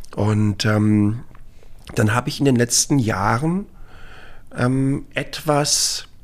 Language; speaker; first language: German; native; German